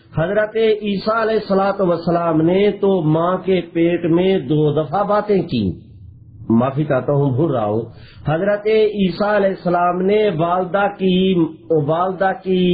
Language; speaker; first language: Urdu; non-native, local second language; Punjabi